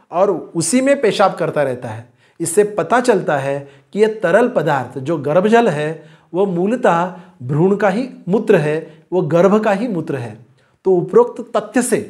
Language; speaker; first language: Hindi; non-native, local second language; Marathi